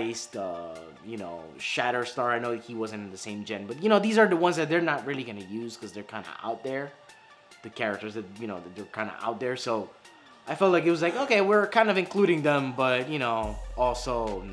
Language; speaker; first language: English; native; English